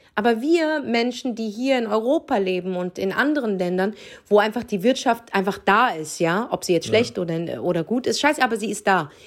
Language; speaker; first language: German; early bilingual, other home language; Arabic